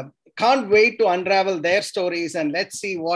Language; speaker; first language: English; non-native, local second language; Tamil